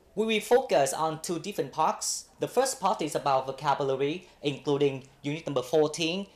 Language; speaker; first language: English; non-native, fluent; Vietnamese